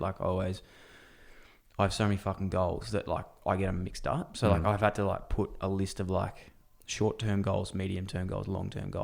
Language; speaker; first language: English; native; English